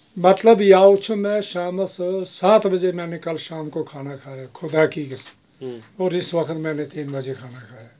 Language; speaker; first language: Urdu; non-native, local second language; Kashmiri